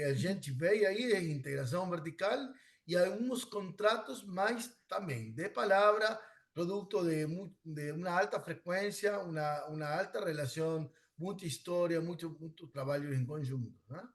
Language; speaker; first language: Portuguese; non-native, learner; Spanish